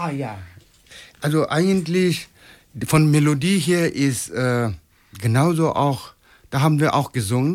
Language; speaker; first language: German; non-native, learner; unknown